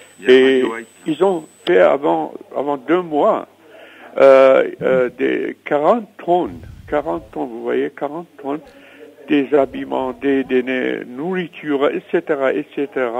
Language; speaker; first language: French; non-native, learner; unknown